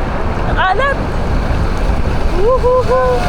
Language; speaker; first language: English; non-native, local second language; Filipino